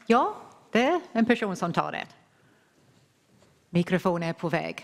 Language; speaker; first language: Swedish; non-native, fluent; English